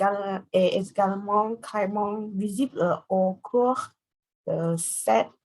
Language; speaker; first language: French; non-native, learner; Vietnamese